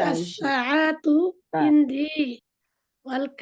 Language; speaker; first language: Arabic; non-native, learner; Bangla